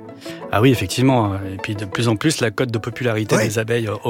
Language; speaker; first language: French; native; French